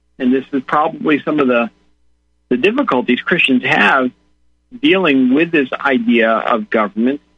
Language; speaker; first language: English; native; English